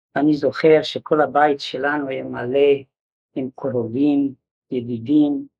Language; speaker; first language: Hebrew; non-native, fluent; Yiddish